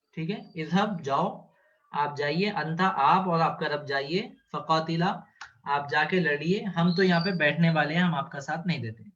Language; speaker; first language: Urdu; native; Urdu